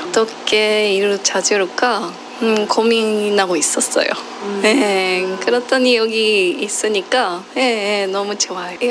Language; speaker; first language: Korean; non-native, fluent; Japanese